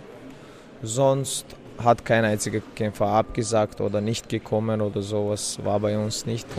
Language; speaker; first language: German; non-native, fluent; Chechen